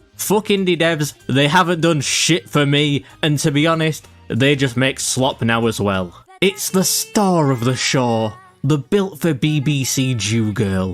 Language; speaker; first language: English; native; English